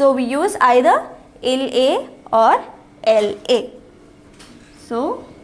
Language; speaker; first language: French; non-native, fluent; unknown